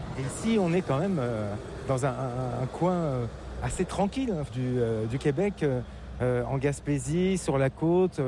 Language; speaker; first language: French; native; French